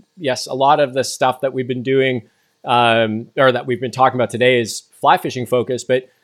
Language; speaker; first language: English; native; English